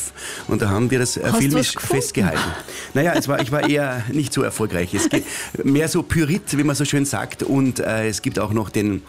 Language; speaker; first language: German; native; German